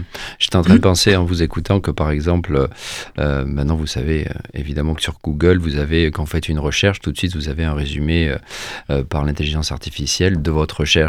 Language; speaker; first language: French; native; French